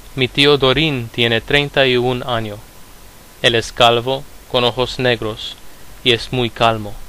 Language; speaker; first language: Spanish; non-native, fluent; Romanian